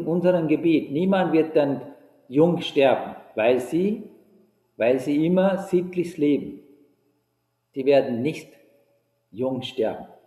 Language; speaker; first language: German; non-native, fluent; Sinhala